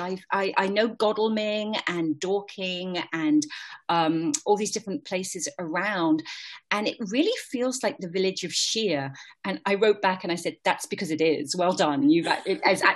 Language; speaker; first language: English; native; English